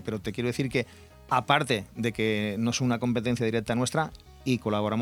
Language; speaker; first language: Spanish; native; Spanish